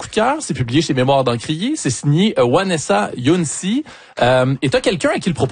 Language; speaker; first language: French; native; French